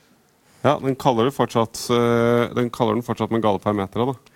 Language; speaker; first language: Norwegian; native; Norwegian